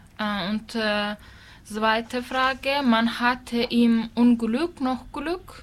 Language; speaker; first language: German; non-native, learner; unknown